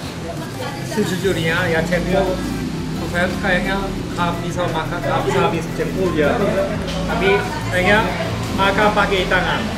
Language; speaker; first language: Indonesian; non-native, learner; Korean